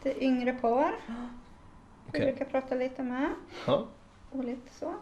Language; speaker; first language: Swedish; native; Swedish